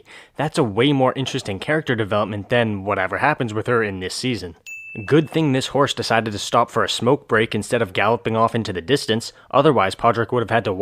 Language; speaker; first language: English; native; English